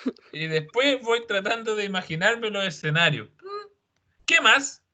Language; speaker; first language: Spanish; native; Spanish